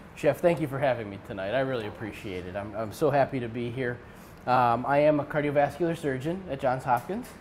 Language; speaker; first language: English; native; English